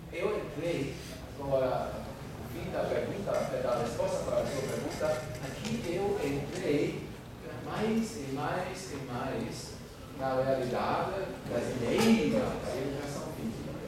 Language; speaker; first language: Portuguese; non-native, fluent; German